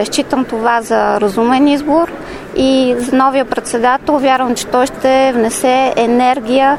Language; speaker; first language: Bulgarian; native; Bulgarian